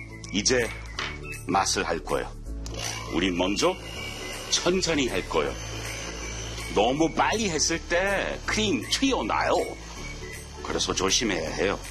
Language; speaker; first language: Korean; non-native, fluent; English